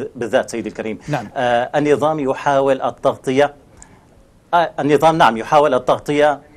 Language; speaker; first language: Arabic; native; Arabic